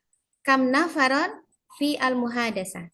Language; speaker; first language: Arabic; non-native, fluent; Indonesian